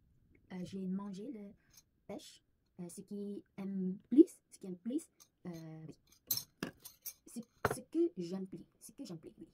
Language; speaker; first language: French; non-native, learner; Korean